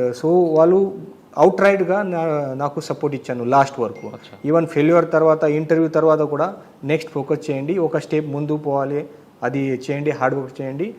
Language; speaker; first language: Telugu; non-native, learner; Marathi